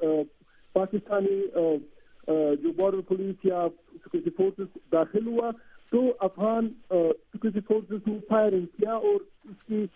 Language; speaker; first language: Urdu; non-native, learner; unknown